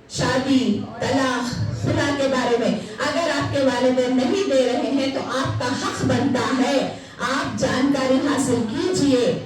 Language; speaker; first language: Urdu; native; Urdu